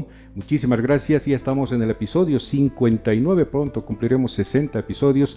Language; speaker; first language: Spanish; native; Spanish